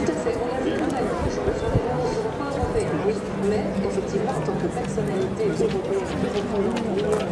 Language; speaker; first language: French; native; French